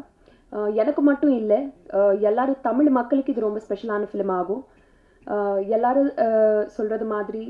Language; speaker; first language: Tamil; non-native, learner; Telugu